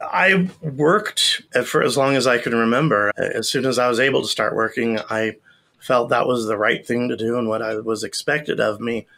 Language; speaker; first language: English; native; English